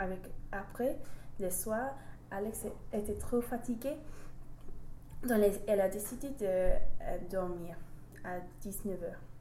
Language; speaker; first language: French; non-native, learner; English